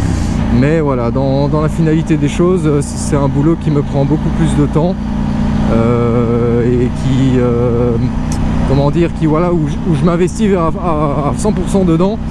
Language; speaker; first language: French; native; French